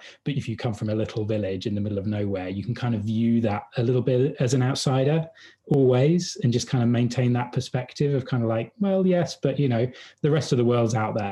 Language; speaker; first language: English; native; English